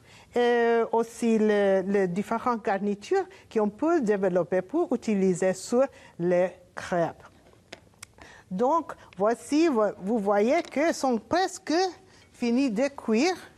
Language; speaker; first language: French; non-native, learner; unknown